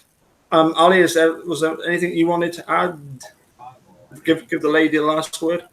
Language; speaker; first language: English; native; English